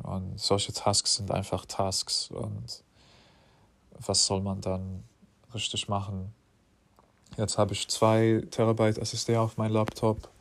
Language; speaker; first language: German; non-native, fluent; English